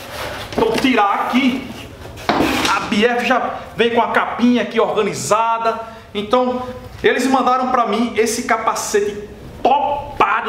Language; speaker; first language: Portuguese; native; Portuguese